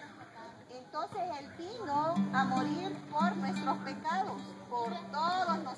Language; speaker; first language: Spanish; native; Spanish